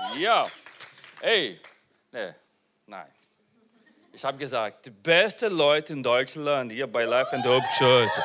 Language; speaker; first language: German; non-native, learner; Portuguese